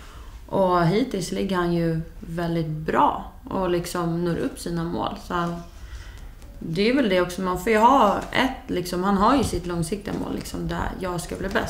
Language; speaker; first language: Swedish; native; Swedish